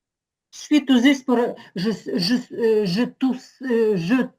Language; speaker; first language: French; non-native, learner; Ukrainian